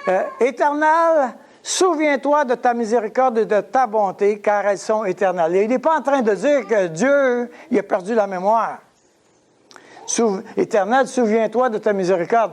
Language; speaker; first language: French; native; French